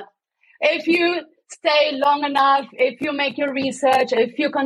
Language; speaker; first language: English; non-native, fluent; German